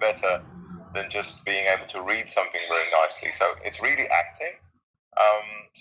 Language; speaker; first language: English; non-native, fluent; Dutch